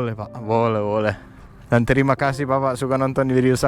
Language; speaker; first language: Indonesian; non-native, learner; English